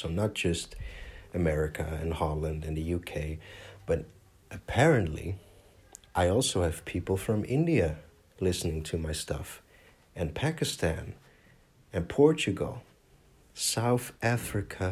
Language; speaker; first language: English; non-native, fluent; Dutch